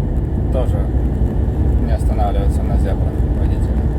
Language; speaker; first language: Russian; native; Russian